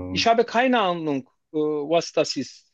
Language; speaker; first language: German; non-native, learner; Turkish